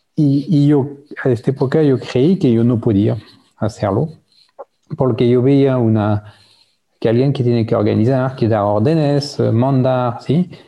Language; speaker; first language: Spanish; non-native, fluent; French